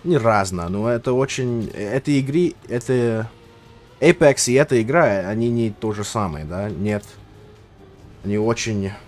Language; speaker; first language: Russian; non-native, learner; English